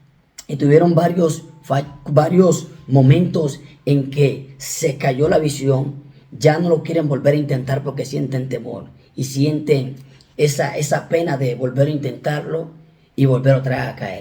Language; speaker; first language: Spanish; native; Spanish